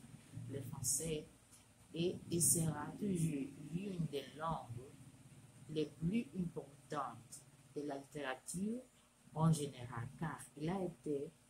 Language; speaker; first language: French; non-native, learner; Spanish